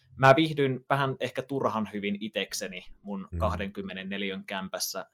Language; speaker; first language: Finnish; native; Finnish